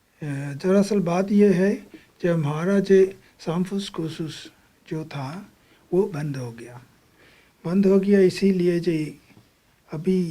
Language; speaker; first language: Hindi; non-native, local second language; Bangla